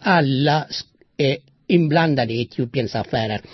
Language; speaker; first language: Swedish; non-native, fluent; Amharic